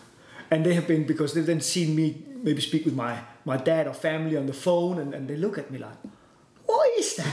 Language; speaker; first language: English; non-native, fluent; Danish